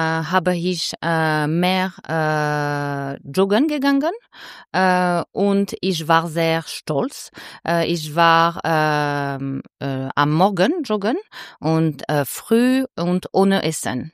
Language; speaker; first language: German; non-native, learner; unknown